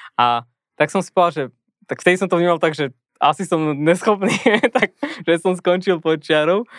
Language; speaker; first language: Slovak; native; Slovak